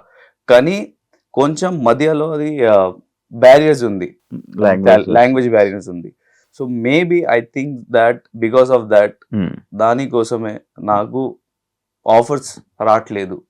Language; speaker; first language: Telugu; non-native, learner; Hindi